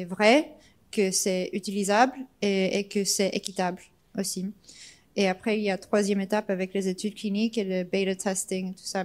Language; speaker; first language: French; non-native, fluent; English